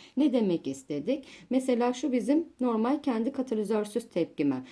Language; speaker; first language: Turkish; native; Turkish